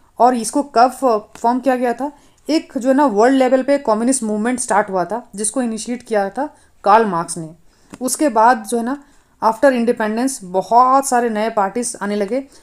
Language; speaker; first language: Hindi; non-native, local second language; Nepali